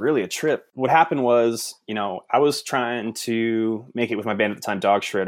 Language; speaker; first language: English; native; English